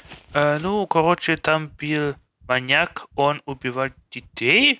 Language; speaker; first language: Russian; non-native, fluent; German